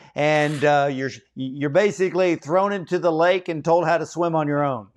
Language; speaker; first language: English; native; English